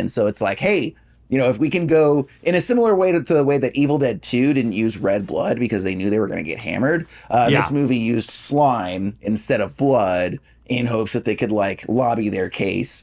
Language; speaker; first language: English; native; English